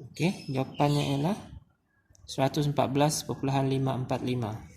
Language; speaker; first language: Malay; native; Malay